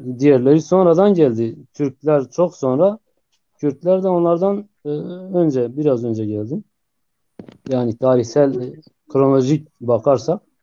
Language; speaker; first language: Turkish; non-native, local second language; Zaza